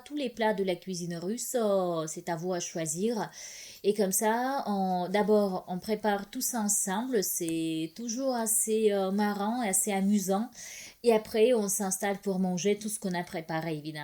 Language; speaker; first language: French; non-native, fluent; Russian